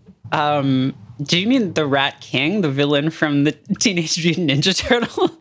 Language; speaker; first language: English; native; English